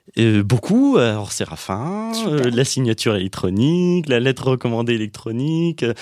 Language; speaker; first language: French; native; French